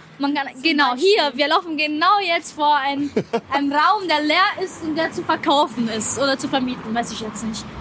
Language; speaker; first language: German; non-native, fluent; Italian